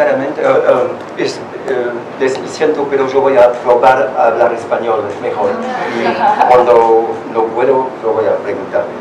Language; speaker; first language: Spanish; non-native, learner; French